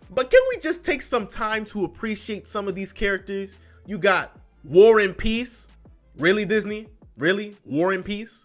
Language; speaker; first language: English; native; English